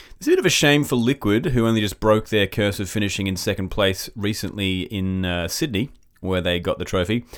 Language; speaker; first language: English; native; English